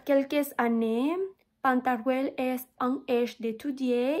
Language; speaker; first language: French; non-native, learner; Spanish